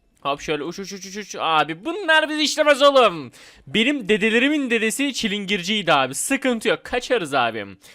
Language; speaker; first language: Turkish; native; Turkish